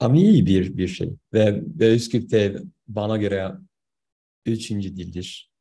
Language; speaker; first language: Turkish; non-native, learner; English